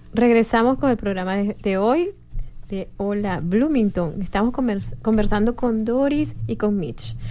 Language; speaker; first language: Spanish; native; Spanish